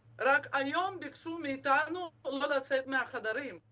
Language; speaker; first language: Hebrew; non-native, fluent; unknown